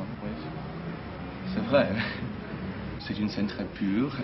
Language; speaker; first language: French; non-native, learner; English